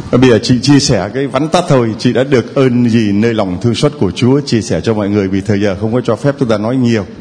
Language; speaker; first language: Vietnamese; native; Vietnamese